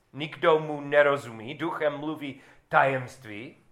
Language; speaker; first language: Czech; non-native, learner; English